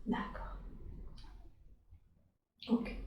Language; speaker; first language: French; native; French